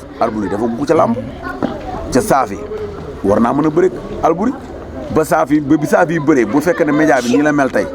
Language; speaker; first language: Wolof; native; Wolof